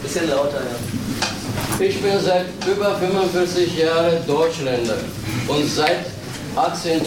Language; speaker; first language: German; non-native, learner; Turkish